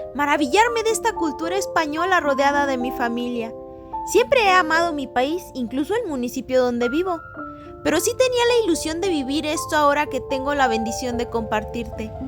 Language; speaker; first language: Spanish; native; Spanish